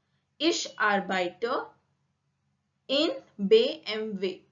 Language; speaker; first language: German; non-native, learner; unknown